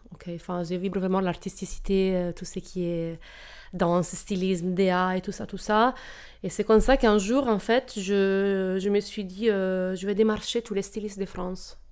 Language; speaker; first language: French; non-native, fluent; Italian